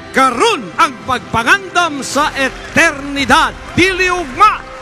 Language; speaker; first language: Cebuano; native; Cebuano